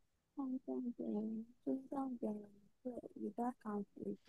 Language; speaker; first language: Chinese; non-native, learner; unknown